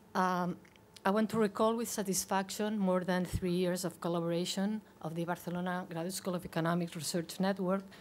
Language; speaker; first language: English; non-native, fluent; Catalan